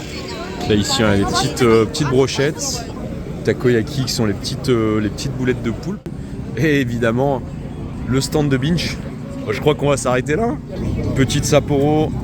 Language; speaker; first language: French; native; French